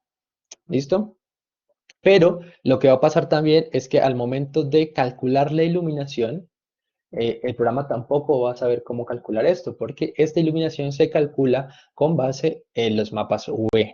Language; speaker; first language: Spanish; native; Spanish